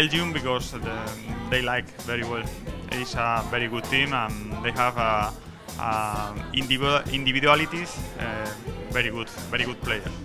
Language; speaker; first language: English; non-native, learner; Spanish